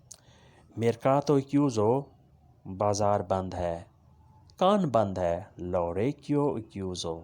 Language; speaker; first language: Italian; non-native, learner; Urdu